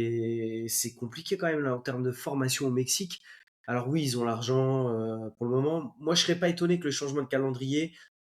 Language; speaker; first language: French; native; French